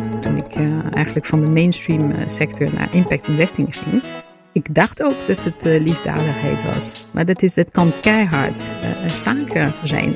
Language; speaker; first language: Dutch; non-native, fluent; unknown